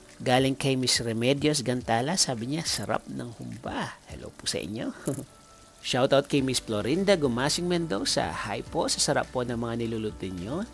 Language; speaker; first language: Filipino; non-native, local second language; Pampanga